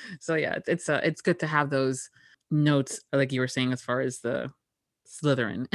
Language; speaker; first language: English; early bilingual, other home language; Spanish